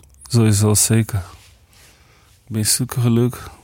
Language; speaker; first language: Dutch; non-native, learner; Portuguese